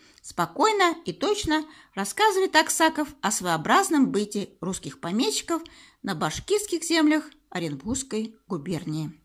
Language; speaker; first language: Russian; native; Russian